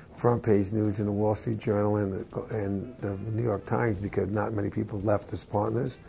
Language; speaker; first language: English; native; English